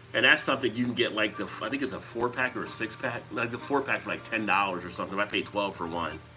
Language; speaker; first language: English; native; English